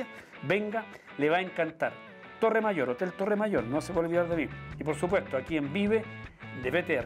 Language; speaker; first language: Spanish; native; Spanish